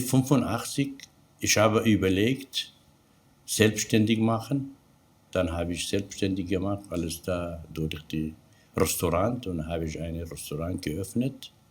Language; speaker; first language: German; non-native, learner; Kurdish